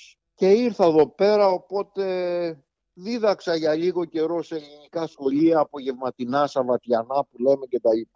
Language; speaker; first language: Greek; native; Greek